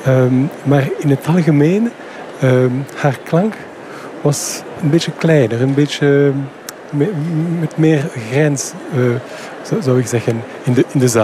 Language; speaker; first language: Dutch; non-native, fluent; French